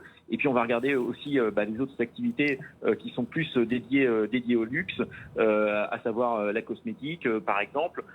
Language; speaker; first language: French; native; French